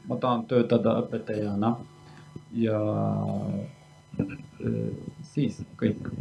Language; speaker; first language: Estonian; non-native, learner; Kurdish